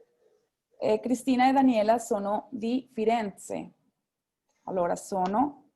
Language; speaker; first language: Italian; non-native, fluent; Spanish